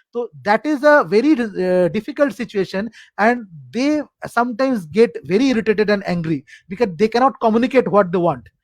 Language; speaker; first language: English; non-native, local second language; Bangla